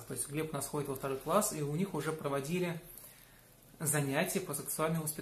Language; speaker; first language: Russian; native; Russian